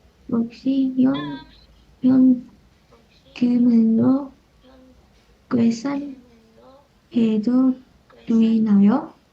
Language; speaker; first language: Korean; non-native, learner; Indonesian